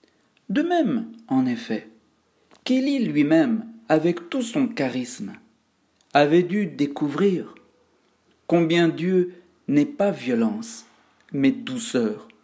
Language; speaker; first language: French; native; French